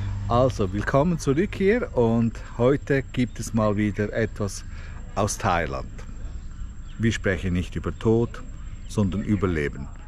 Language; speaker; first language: German; native; German